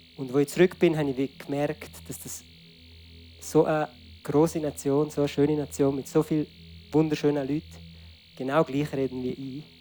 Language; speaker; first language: German; early bilingual, other home language; Arabic